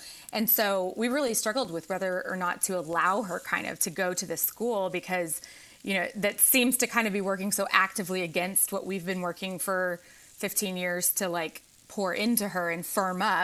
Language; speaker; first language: English; native; English